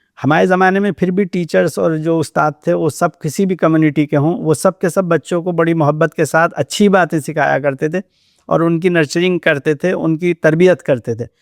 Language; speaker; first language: Hindi; native; Hindi